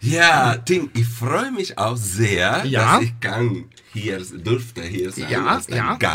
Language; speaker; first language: German; non-native, fluent; Spanish